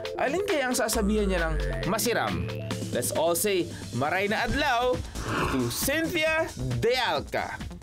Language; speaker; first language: Filipino; native; Filipino